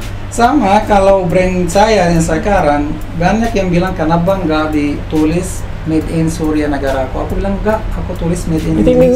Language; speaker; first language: Indonesian; non-native, fluent; Arabic